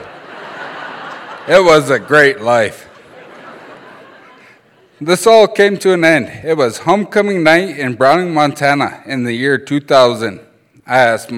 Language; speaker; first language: English; early bilingual, other home language; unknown